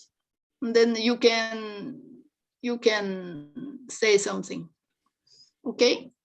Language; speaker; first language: English; non-native, learner; Korean